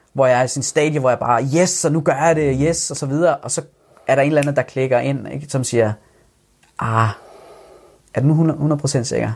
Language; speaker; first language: Danish; early bilingual, other home language; Persian